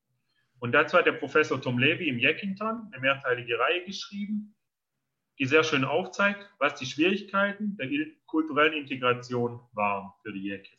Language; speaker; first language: German; native; German